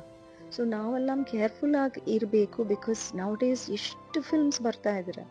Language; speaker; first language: Kannada; non-native, learner; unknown